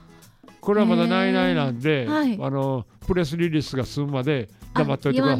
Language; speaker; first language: Japanese; native; Japanese